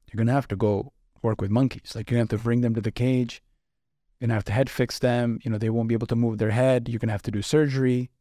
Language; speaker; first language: English; non-native, local second language; Urdu